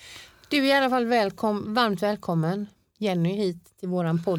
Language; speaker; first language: Swedish; native; Swedish